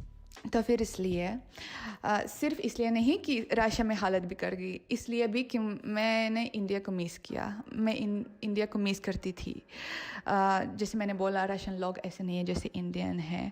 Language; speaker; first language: Hindi; non-native, fluent; Russian